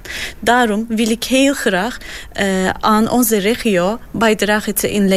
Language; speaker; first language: Dutch; non-native, learner; Turkish